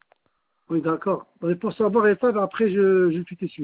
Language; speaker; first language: French; non-native, fluent; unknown